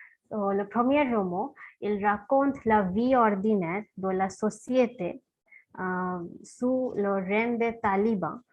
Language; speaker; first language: French; non-native, fluent; Bangla